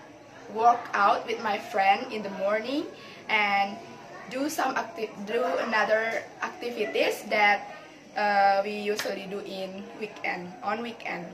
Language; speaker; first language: English; non-native, learner; Indonesian